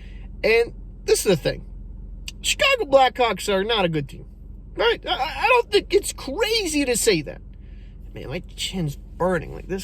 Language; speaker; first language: English; native; English